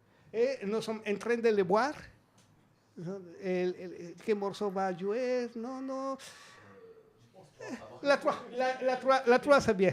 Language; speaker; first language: French; non-native, learner; Spanish